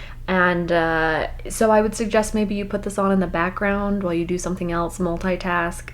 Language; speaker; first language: English; native; English